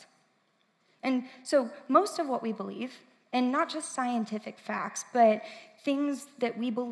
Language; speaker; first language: English; native; English